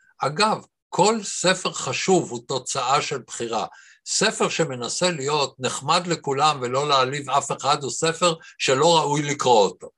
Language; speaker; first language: Hebrew; native; Hebrew